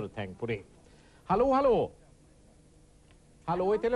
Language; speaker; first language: Swedish; native; Swedish